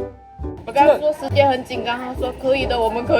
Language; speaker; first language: Chinese; native; Chinese